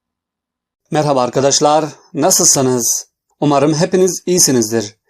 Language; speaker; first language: Turkish; non-native, fluent; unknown